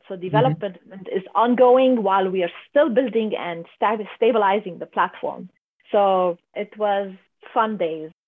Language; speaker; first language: English; non-native, fluent; Arabic